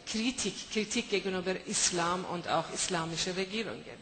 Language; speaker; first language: German; non-native, fluent; Persian